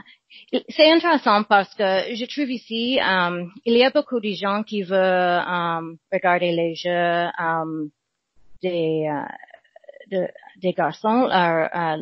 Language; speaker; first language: French; non-native, learner; English